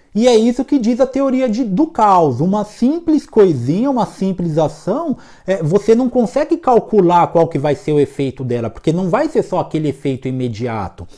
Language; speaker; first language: Portuguese; native; Portuguese